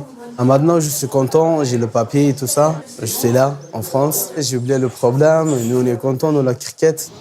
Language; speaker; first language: French; non-native, learner; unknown